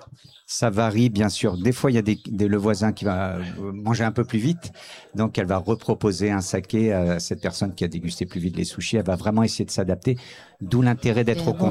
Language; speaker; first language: French; native; French